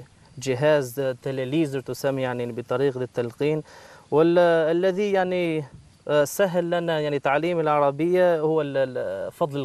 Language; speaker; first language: Arabic; non-native, fluent; Albanian